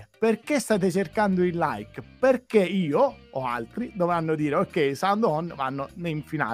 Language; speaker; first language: Italian; native; Italian